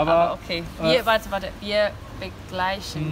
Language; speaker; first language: German; non-native, learner; Spanish